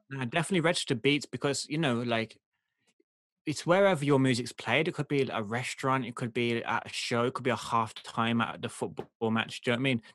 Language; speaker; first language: English; native; English